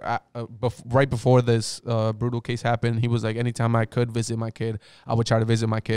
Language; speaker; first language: English; early bilingual, other home language; Spanish